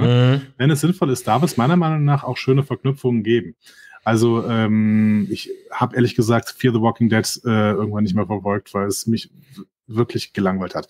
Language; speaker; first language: German; native; German